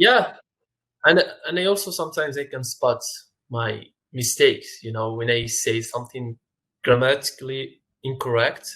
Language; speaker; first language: English; non-native, fluent; Arabic